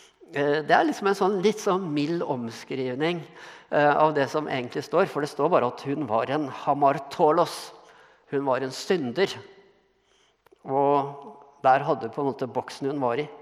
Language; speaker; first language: Norwegian; native; Norwegian